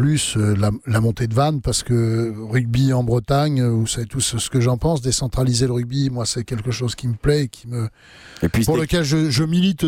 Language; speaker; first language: French; native; French